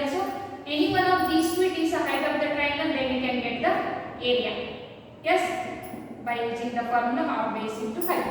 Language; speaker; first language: English; non-native, local second language; Kannada